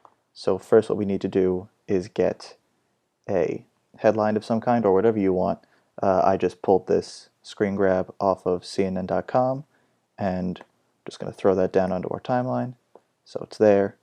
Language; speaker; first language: English; native; English